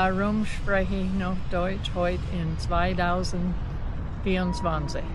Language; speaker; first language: German; early bilingual, heritage; German